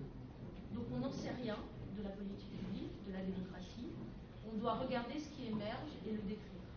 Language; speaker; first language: French; native; French